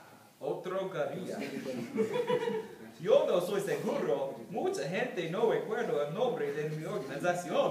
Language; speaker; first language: Spanish; non-native, learner; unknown